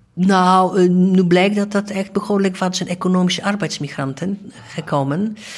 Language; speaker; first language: Dutch; non-native, fluent; Polish